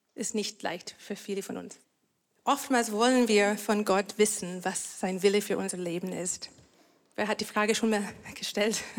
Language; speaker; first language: German; non-native, fluent; English